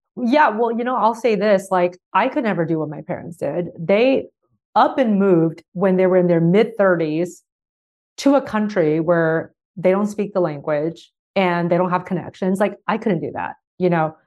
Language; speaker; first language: English; early bilingual, other home language; Chinese